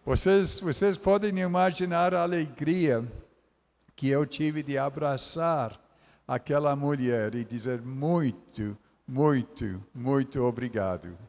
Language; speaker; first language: Portuguese; non-native, fluent; English